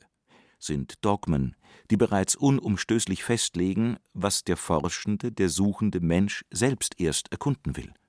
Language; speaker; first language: German; native; German